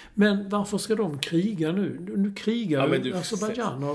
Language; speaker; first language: Swedish; native; Swedish